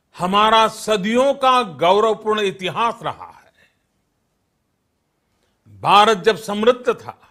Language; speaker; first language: Hindi; non-native, local second language; Gujarati